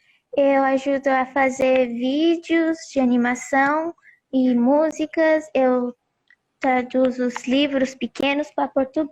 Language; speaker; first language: Portuguese; early bilingual, heritage; Portuguese